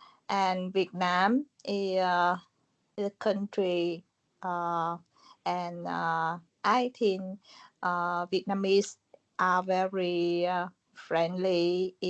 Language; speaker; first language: English; non-native, learner; Vietnamese